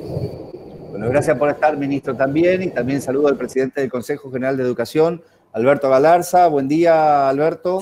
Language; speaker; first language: Spanish; native; Spanish